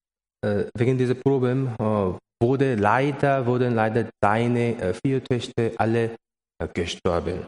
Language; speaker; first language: German; non-native, learner; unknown